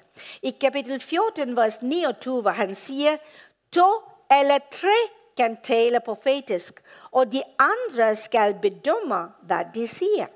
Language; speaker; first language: Danish; non-native, fluent; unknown